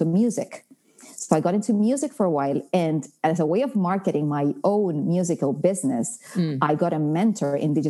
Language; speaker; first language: English; non-native, fluent; Spanish